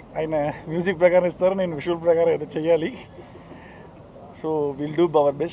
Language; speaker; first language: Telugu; non-native, learner; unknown